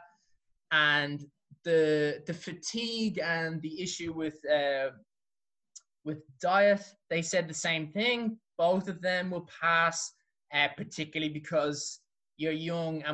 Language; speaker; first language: English; native; English